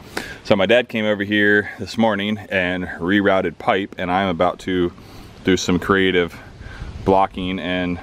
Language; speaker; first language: English; native; English